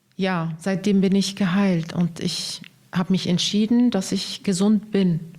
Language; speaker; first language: German; non-native, fluent; Arabic